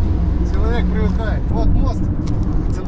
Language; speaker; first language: Russian; native; Russian